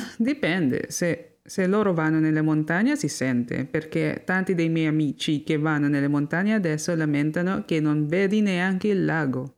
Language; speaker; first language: Italian; non-native, fluent; Filipino